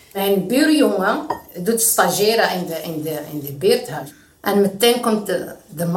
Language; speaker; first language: Dutch; non-native, learner; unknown